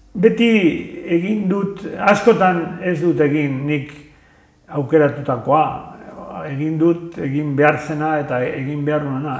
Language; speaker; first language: Basque; non-native, local second language; Spanish